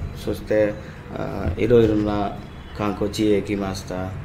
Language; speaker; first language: Japanese; non-native, learner; Hindi